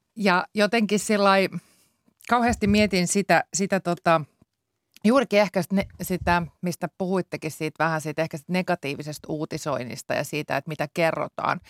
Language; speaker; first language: Finnish; native; Finnish